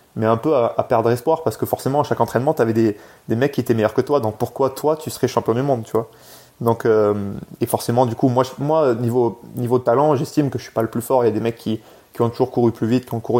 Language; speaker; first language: French; native; French